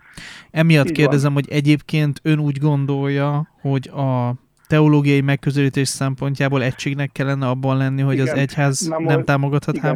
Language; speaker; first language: Hungarian; native; Hungarian